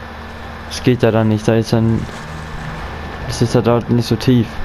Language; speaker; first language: German; native; German